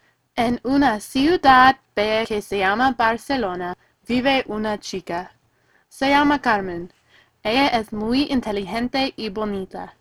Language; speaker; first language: Spanish; non-native, learner; English